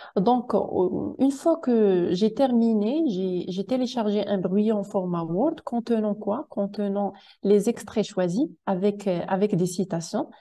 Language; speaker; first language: French; non-native, local second language; Arabic